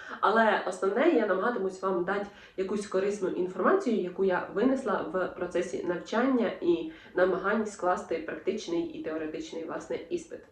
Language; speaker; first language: Ukrainian; non-native, local second language; Russian